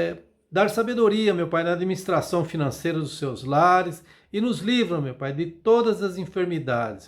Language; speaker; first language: Portuguese; native; Portuguese